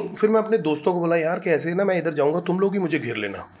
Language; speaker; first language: Hindi; native; Hindi